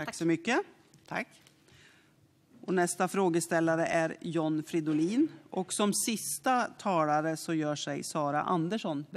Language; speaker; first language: Swedish; native; Swedish